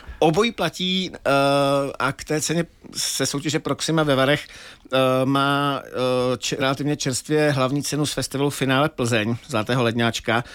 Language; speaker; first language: Czech; native; Czech